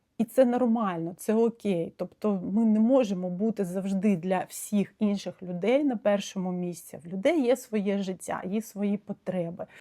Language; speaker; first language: Ukrainian; non-native, local second language; Russian